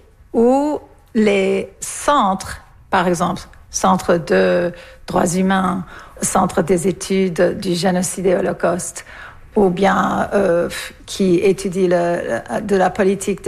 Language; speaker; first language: French; non-native, fluent; English